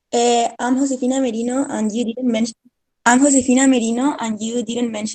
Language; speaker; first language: English; non-native, learner; Spanish